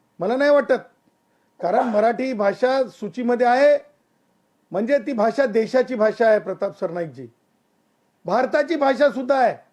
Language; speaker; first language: Marathi; native; Marathi